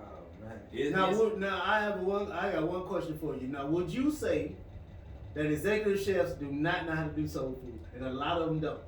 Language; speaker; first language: English; native; English